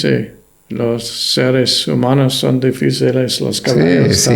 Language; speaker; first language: Spanish; non-native, fluent; English